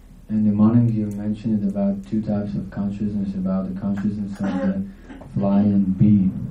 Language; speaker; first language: English; non-native, fluent; Lithuanian